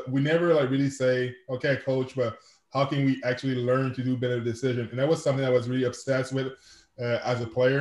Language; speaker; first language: English; non-native, fluent; French